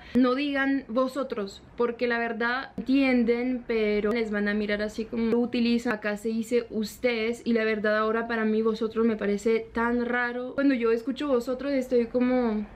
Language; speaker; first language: Spanish; non-native, fluent; French